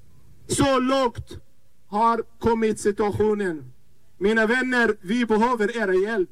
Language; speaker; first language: Swedish; non-native, fluent; Arabic